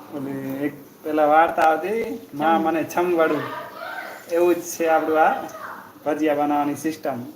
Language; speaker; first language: Gujarati; non-native, local second language; Kachhi